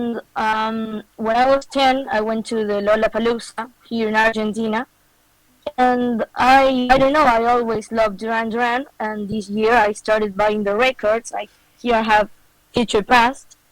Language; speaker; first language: English; non-native, fluent; Spanish